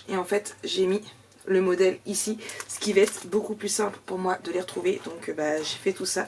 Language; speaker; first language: French; native; French